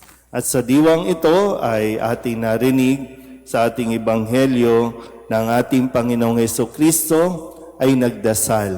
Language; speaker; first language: Filipino; native; Filipino